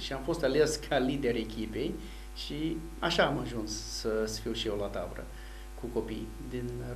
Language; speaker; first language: Romanian; non-native, fluent; English